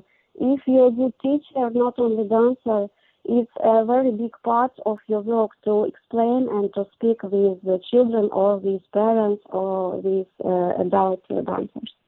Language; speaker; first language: English; non-native, learner; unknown